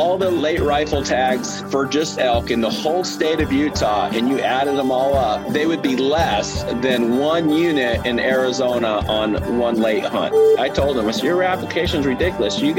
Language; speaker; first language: English; native; English